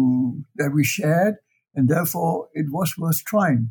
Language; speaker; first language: English; non-native, local second language; Chinese